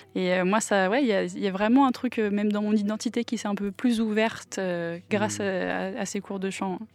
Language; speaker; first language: French; non-native, local second language; English